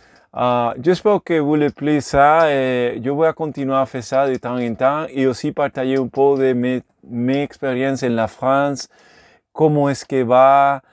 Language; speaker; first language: French; non-native, learner; Spanish